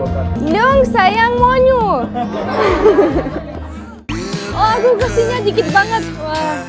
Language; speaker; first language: Indonesian; non-native, fluent; German